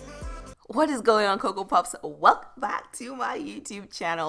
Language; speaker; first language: English; native; English